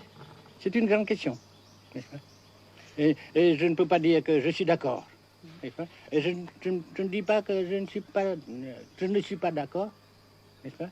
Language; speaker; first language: French; non-native, fluent; Vietnamese